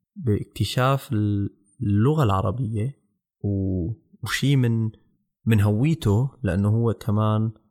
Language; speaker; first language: Arabic; native; Arabic